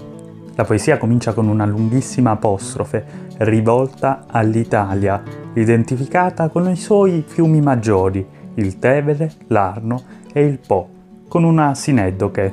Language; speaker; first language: Italian; native; Italian